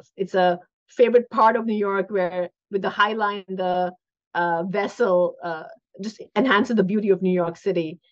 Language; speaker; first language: English; non-native, local second language; Hindi